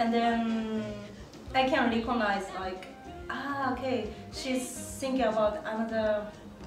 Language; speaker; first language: English; non-native, learner; Japanese